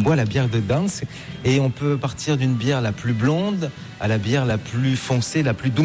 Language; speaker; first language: French; native; French